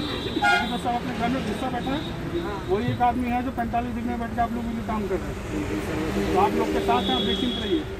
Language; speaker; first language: Hindi; native; Hindi